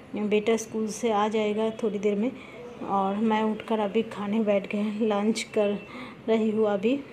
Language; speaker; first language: Hindi; non-native, local second language; Bangla